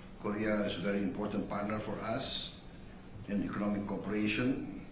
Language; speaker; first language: English; non-native, fluent; Indonesian